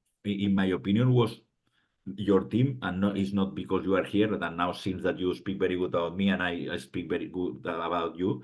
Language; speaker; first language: English; non-native, fluent; Spanish